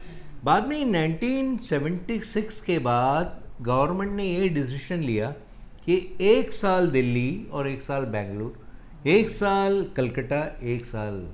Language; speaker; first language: Hindi; non-native, local second language; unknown